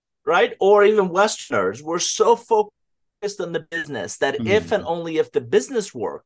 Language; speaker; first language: English; non-native, fluent; Persian